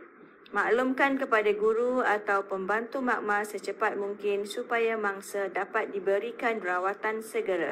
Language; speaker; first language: Malay; native; Malay